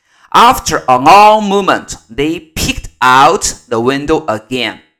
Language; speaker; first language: English; non-native, fluent; Chinese